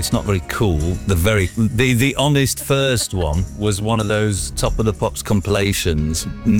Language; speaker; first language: English; native; English